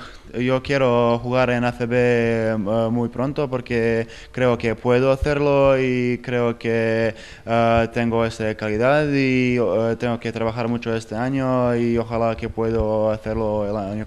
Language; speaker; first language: Spanish; non-native, fluent; Bosnian